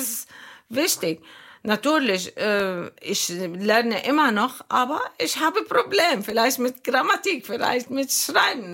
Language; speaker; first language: German; non-native, learner; Arabic